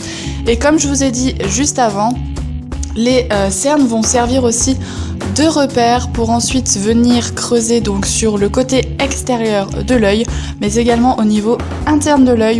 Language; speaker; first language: French; native; French